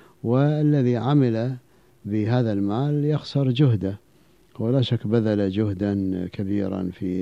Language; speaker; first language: Arabic; native; Arabic